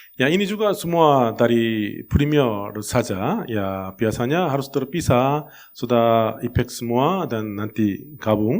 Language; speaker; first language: Indonesian; non-native, fluent; Korean